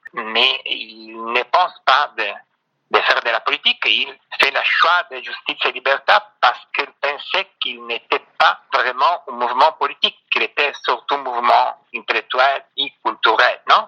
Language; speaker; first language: French; non-native, fluent; Italian